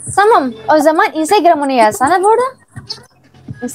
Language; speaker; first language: Turkish; non-native, learner; Indonesian